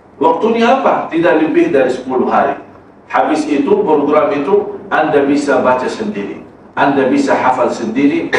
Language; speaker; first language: Malay; non-native, fluent; Arabic